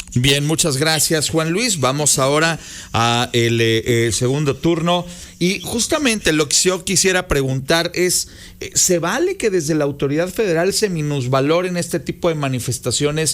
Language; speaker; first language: Spanish; native; Spanish